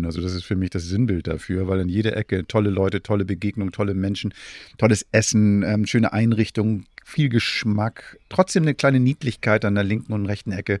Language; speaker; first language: German; native; German